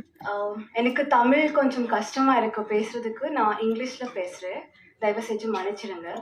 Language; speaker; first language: Tamil; non-native, learner; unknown